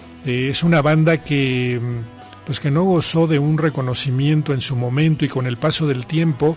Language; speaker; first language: Spanish; native; Spanish